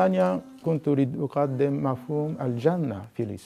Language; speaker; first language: Arabic; non-native, fluent; Japanese